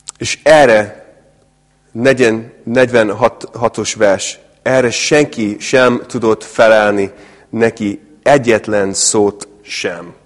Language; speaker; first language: Hungarian; non-native, fluent; English